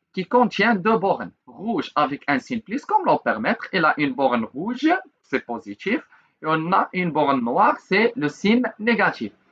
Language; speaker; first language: French; non-native, local second language; Arabic